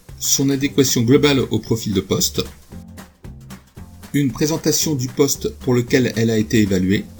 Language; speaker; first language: French; native; French